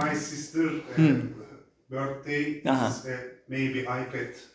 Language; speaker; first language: English; non-native, learner; Turkish